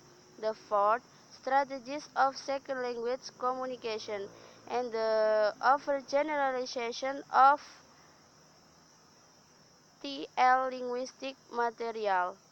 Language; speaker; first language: English; non-native, learner; Indonesian